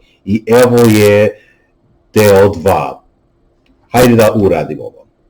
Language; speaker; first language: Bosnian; non-native, learner; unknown